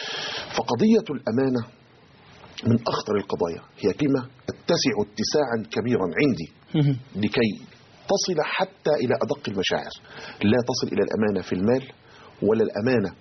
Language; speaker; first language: Arabic; native; Arabic